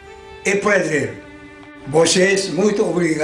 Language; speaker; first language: Portuguese; non-native, learner; Japanese